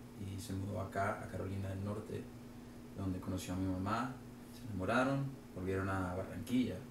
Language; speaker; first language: Spanish; native; Spanish